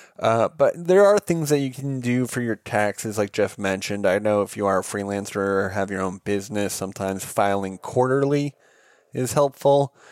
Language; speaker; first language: English; native; English